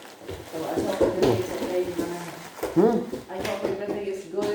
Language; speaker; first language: English; non-native, local second language; Filipino